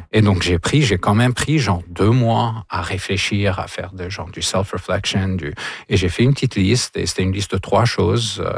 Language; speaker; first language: French; non-native, local second language; Arabic